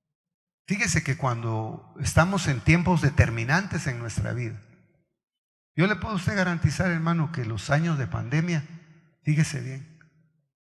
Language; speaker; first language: Spanish; native; Spanish